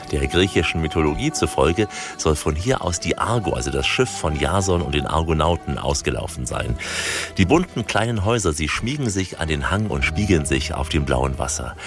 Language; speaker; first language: German; native; German